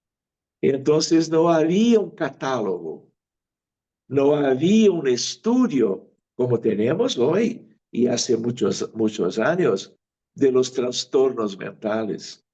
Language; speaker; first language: Spanish; non-native, fluent; Portuguese